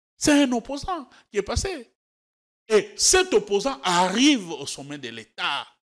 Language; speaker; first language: French; native; French